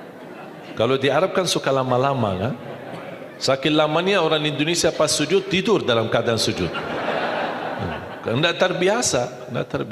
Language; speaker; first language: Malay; non-native, fluent; Arabic